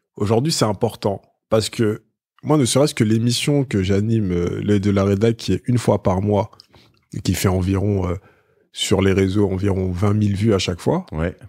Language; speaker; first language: French; native; French